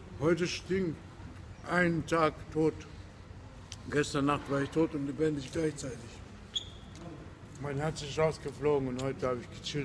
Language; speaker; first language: German; non-native, learner; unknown